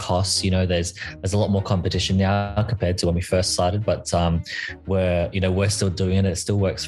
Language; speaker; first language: English; native; English